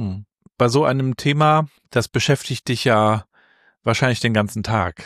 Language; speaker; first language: German; native; German